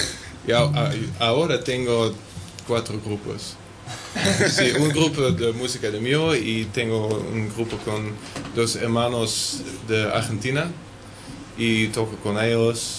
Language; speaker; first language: Spanish; non-native, learner; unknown